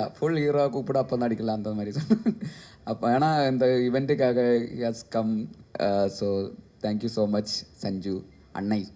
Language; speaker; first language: Tamil; non-native, learner; Malayalam